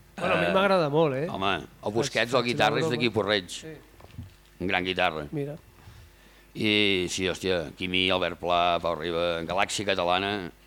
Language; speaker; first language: Catalan; native; Catalan